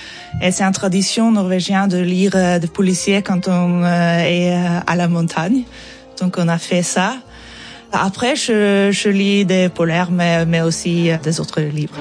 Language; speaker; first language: French; non-native, fluent; Norwegian